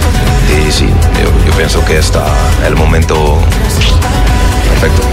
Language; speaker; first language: Spanish; non-native, learner; French